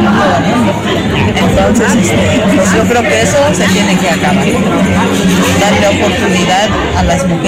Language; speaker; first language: Spanish; non-native, local second language; Tzeltal